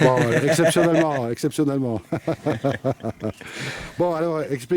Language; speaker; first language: French; native; French